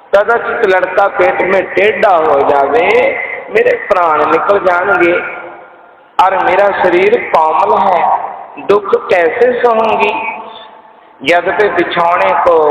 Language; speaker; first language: Hindi; non-native, local second language; Punjabi